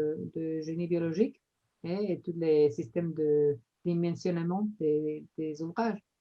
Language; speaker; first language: French; non-native, fluent; Spanish